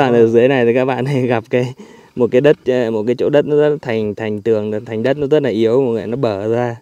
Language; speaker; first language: Vietnamese; native; Vietnamese